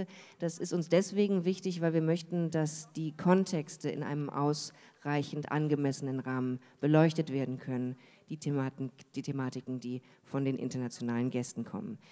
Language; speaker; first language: German; native; German